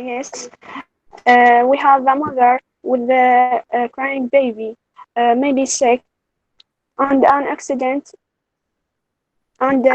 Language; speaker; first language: English; non-native, learner; Arabic